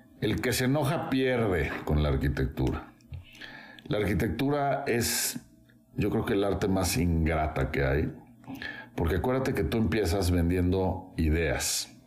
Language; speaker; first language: Spanish; native; Spanish